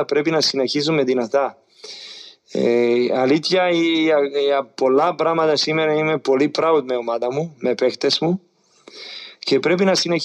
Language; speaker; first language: Greek; non-native, fluent; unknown